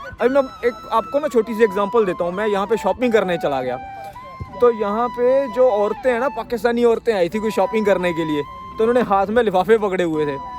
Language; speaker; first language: Hindi; native; Hindi